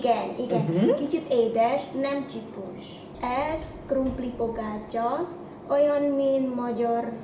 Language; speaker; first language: Hungarian; non-native, learner; Indonesian